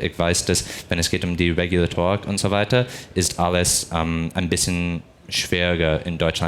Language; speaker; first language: German; non-native, fluent; English